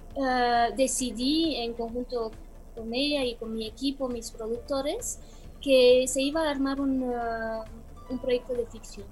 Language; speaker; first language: Spanish; non-native, fluent; Romanian